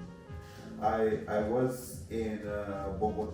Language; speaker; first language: Spanish; non-native, learner; English